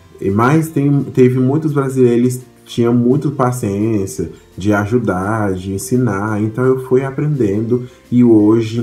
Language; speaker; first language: Portuguese; non-native, fluent; Haitian Creole